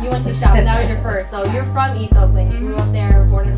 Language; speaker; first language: English; native; English